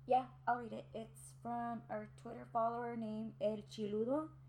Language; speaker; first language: English; early bilingual, other home language; Spanish